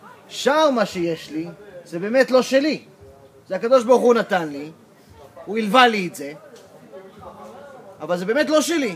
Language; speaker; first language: Hebrew; early bilingual, heritage; English